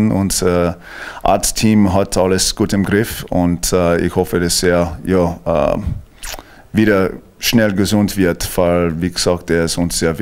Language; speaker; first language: German; non-native, fluent; English